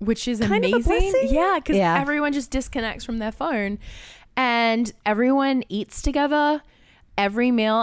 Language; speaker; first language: English; native; English